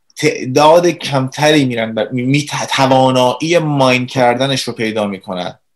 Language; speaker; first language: Persian; native; Persian